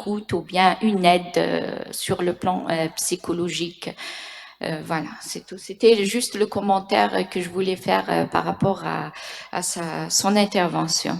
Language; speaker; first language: French; non-native, local second language; Kabyle